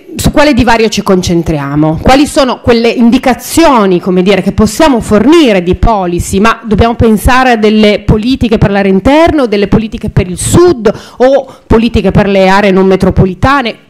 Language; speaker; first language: Italian; native; Italian